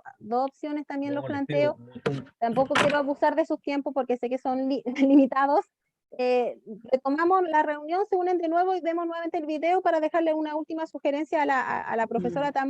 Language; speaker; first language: Spanish; native; Spanish